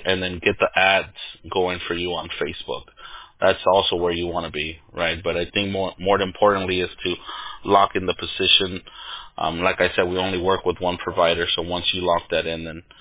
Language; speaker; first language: English; early bilingual, other home language; Spanish